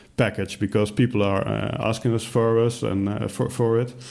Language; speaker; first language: English; non-native, fluent; Dutch